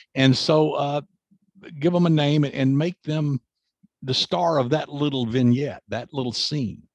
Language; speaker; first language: English; native; English